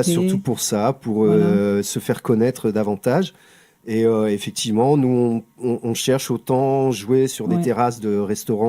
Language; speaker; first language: French; native; French